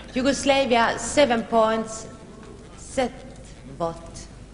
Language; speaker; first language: English; non-native, fluent; Swedish